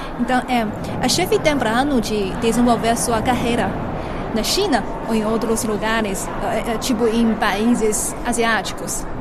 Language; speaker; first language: Portuguese; non-native, fluent; Chinese